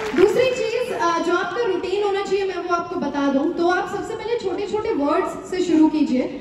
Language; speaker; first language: Hindi; native; Hindi